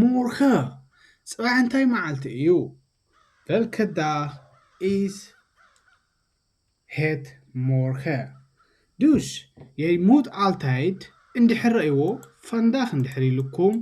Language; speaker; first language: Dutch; non-native, fluent; Tigrinya